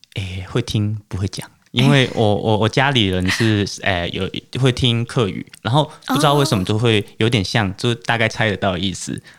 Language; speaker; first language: Chinese; non-native, fluent; Cantonese